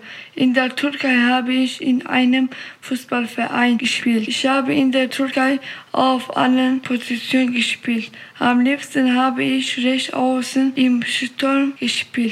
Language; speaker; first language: German; non-native, learner; Turkish